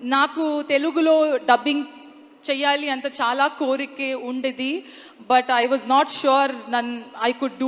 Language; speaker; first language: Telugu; non-native, local second language; Kannada